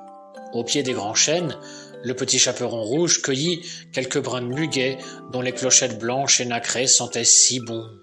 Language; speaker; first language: French; native; French